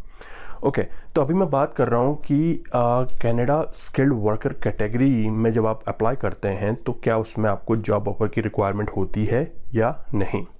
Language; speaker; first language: Hindi; native; Hindi